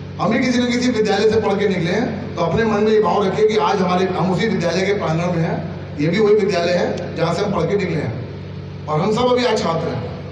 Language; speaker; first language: Hindi; native; Hindi